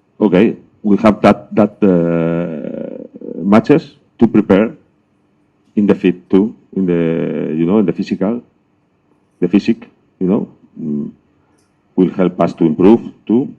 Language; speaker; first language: English; non-native, learner; Spanish